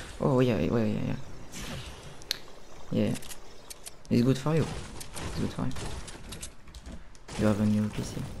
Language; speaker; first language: English; non-native, learner; French